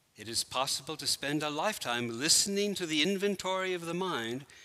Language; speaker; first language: English; native; English